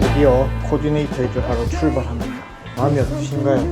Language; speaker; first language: Korean; native; Korean